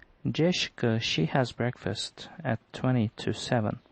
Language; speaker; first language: English; non-native, fluent; Turkish